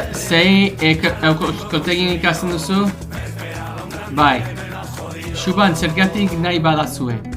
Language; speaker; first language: Basque; non-native, learner; English